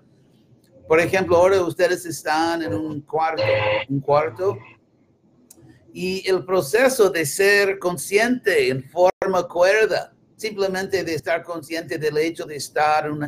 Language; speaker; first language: Spanish; non-native, fluent; English